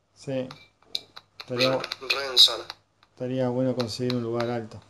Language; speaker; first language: Spanish; native; Spanish